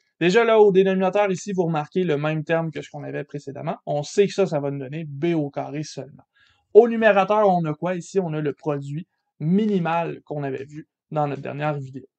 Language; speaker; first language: French; native; French